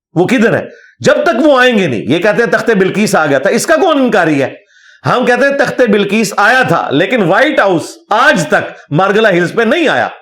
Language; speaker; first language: Urdu; non-native, local second language; Punjabi